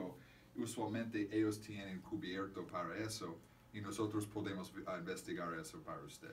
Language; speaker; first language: Spanish; non-native, fluent; English